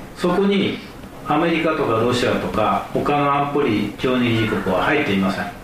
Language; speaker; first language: Japanese; native; Japanese